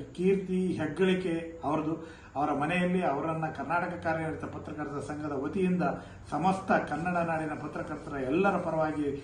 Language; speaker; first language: Kannada; native; Kannada